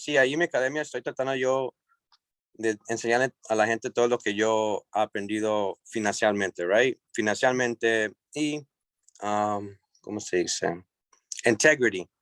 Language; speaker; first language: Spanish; early bilingual, heritage; English